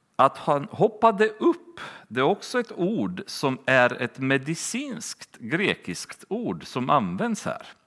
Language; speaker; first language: Swedish; native; Swedish